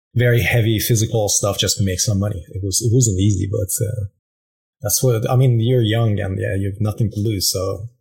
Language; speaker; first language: English; non-native, fluent; Persian